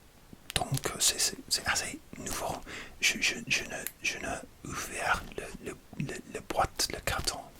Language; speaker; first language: French; non-native, learner; English